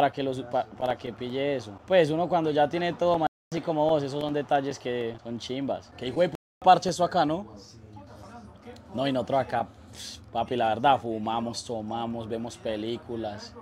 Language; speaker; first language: Spanish; native; Spanish